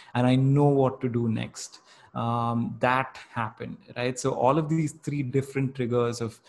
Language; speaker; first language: English; non-native, local second language; Kannada